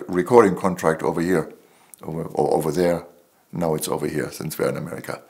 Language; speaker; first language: English; non-native, fluent; German